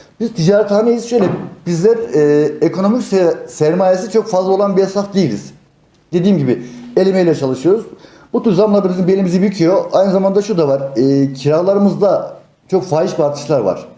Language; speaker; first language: Turkish; native; Turkish